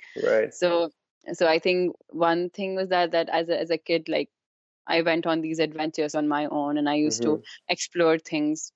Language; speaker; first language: English; non-native, local second language; Kashmiri